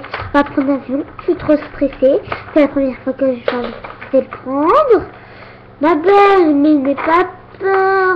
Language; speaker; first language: French; native; French